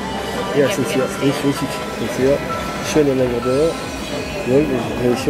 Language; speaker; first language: French; native; French